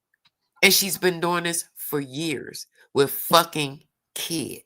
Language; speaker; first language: English; native; English